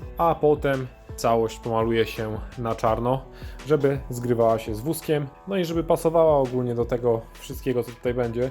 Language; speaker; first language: Polish; native; Polish